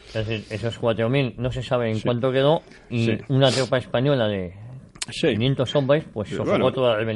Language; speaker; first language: Spanish; native; Spanish